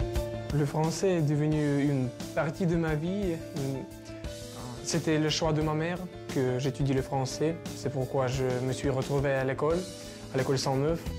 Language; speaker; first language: French; non-native, fluent; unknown